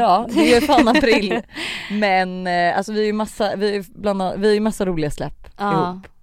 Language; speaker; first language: Swedish; native; Swedish